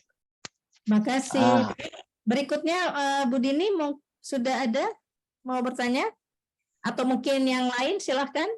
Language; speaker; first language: Malay; native; Malay